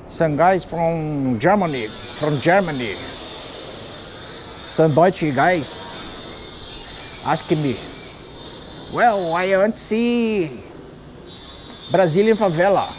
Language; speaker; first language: English; non-native, learner; Portuguese